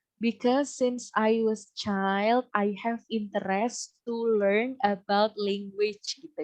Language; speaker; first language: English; non-native, fluent; Indonesian